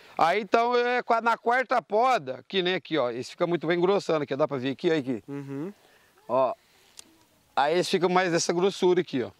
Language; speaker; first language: Portuguese; native; Portuguese